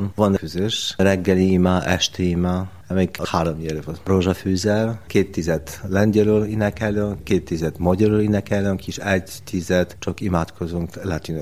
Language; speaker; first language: Hungarian; non-native, learner; Polish